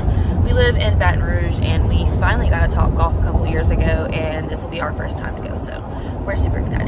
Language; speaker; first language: English; native; English